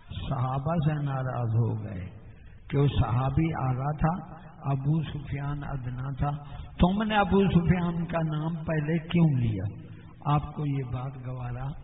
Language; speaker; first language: Urdu; non-native, local second language; Punjabi